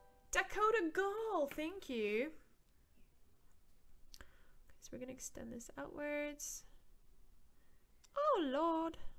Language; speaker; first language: English; native; English